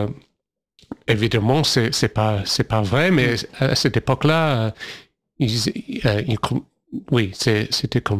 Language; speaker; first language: French; non-native, fluent; English